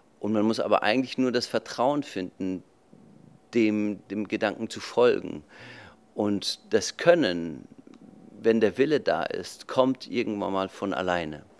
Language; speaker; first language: German; native; German